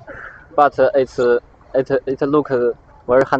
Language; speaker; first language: English; non-native, learner; Chinese